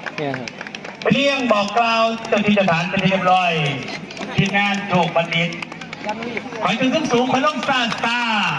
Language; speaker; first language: Thai; native; Thai